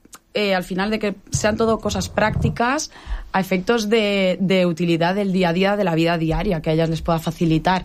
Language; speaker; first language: Spanish; native; Spanish